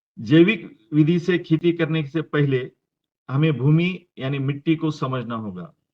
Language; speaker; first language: Hindi; non-native, local second language; Marathi